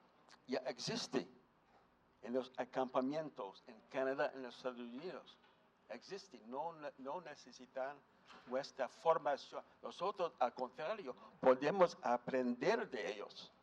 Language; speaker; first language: Spanish; non-native, fluent; English